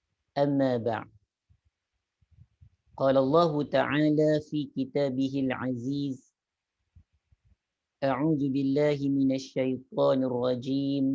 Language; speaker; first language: Arabic; non-native, fluent; Malay